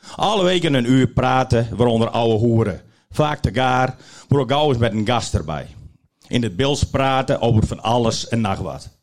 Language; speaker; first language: Dutch; non-native, local second language; Western Frisian